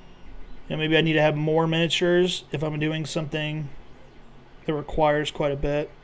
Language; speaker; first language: English; native; English